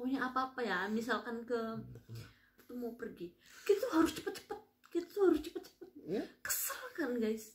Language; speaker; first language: Indonesian; non-native, local second language; Javanese